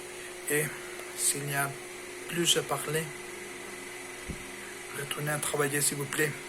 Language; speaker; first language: French; non-native, learner; Spanish